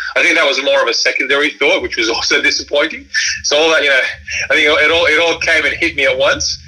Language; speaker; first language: English; early bilingual, other home language; Croatian